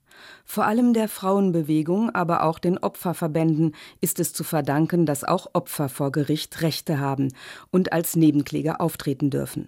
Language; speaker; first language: German; native; German